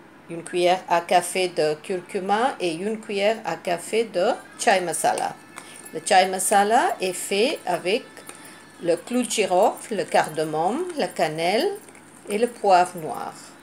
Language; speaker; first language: French; non-native, fluent; Hindi